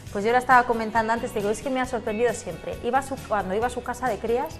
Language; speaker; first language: Spanish; native; Spanish